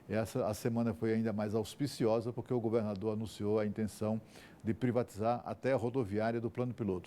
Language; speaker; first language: Portuguese; native; Portuguese